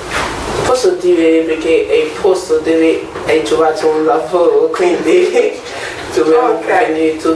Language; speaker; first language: Italian; non-native, learner; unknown